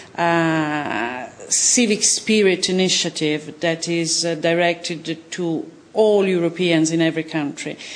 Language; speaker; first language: English; non-native, fluent; Italian